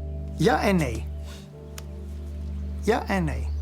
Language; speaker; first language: Dutch; non-native, learner; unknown